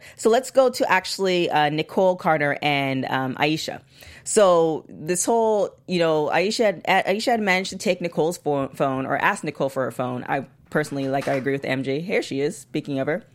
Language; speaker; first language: English; native; English